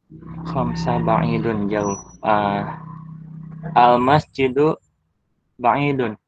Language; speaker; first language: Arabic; non-native, learner; Indonesian